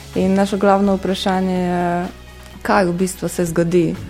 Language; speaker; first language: Slovenian; non-native, fluent; Polish